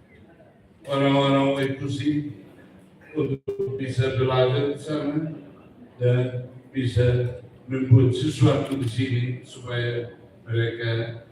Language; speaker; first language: Indonesian; non-native, fluent; German